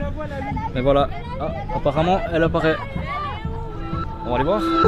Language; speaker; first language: French; native; French